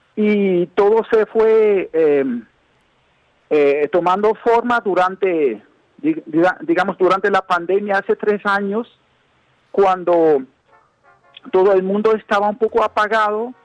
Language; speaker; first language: Spanish; non-native, fluent; German